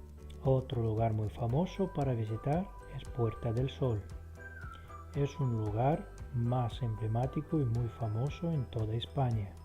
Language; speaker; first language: Spanish; non-native, fluent; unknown